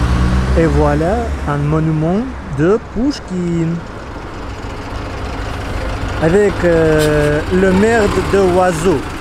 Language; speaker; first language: French; non-native, learner; Russian